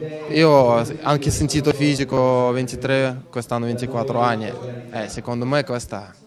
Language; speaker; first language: Italian; non-native, learner; Russian